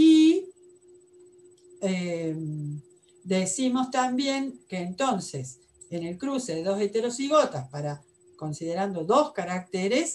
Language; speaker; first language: Spanish; native; Spanish